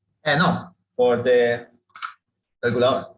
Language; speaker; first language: English; non-native, learner; Spanish